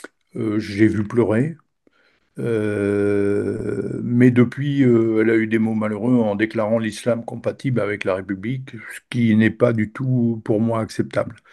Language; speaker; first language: French; native; French